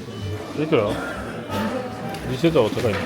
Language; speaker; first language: Japanese; non-native, fluent; French